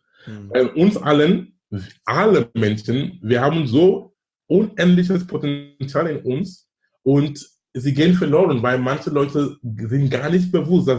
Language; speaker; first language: German; non-native, fluent; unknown